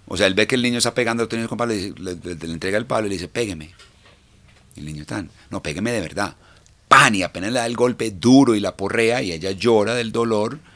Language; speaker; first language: Spanish; early bilingual, heritage; English